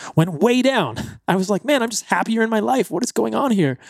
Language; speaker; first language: English; native; English